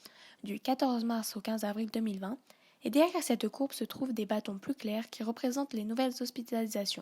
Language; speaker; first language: French; native; French